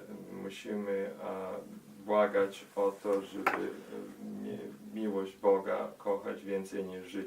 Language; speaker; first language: Polish; early bilingual, heritage; Polish